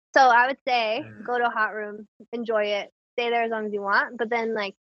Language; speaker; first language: English; native; English